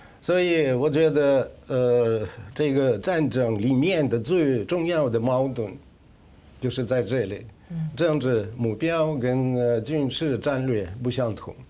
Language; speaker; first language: Chinese; non-native, fluent; Russian